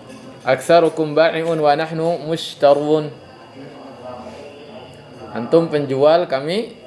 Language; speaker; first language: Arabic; non-native, fluent; Indonesian